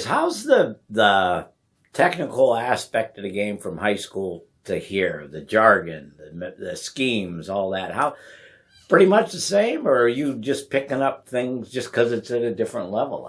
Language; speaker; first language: English; native; English